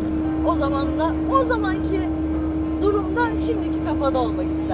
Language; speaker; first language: Turkish; native; Turkish